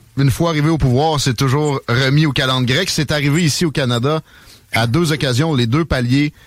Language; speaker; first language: French; native; French